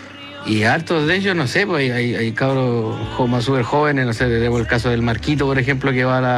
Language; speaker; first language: Spanish; native; Spanish